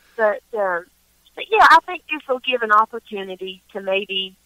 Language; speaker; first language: English; native; English